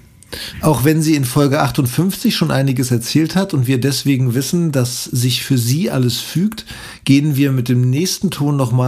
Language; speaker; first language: German; native; German